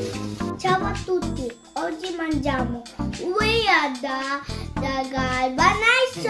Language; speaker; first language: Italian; early bilingual, other home language; Filipino